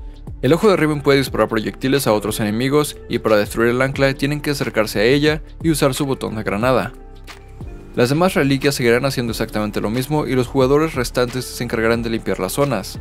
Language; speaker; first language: Spanish; native; Spanish